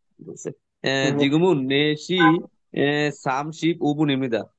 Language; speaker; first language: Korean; non-native, learner; Bangla